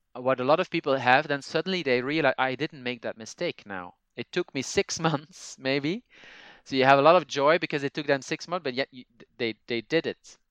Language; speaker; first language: English; non-native, fluent; Dutch